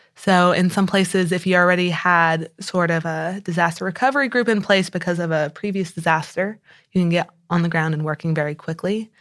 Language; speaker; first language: English; native; English